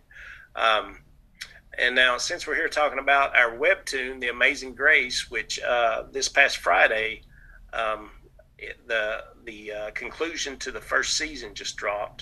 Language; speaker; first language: English; native; English